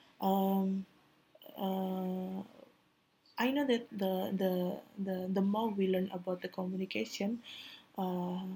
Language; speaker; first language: English; non-native, learner; Indonesian